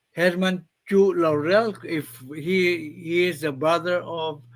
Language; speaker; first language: English; non-native, local second language; Filipino